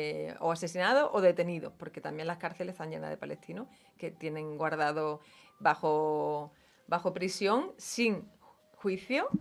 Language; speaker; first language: Spanish; native; Spanish